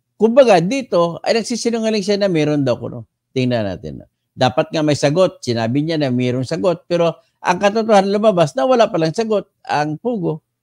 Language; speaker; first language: Filipino; native; Filipino